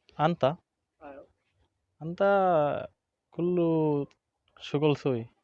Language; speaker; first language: Arabic; non-native, learner; Bangla